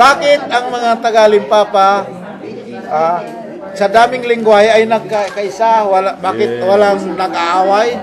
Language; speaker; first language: Filipino; non-native, local second language; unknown